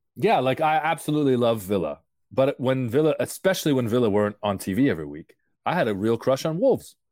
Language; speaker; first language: English; early bilingual, other home language; Portuguese